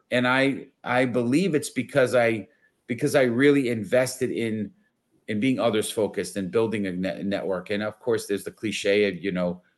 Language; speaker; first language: English; native; English